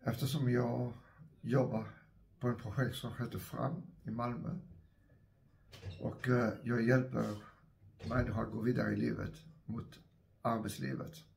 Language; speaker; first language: Swedish; non-native, fluent; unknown